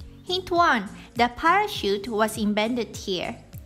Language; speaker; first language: English; non-native, fluent; Japanese